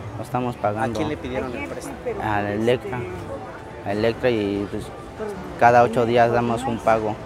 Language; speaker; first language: Spanish; early bilingual, other home language; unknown